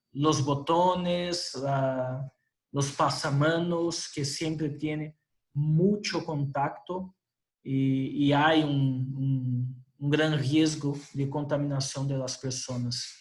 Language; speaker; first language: Spanish; non-native, fluent; Portuguese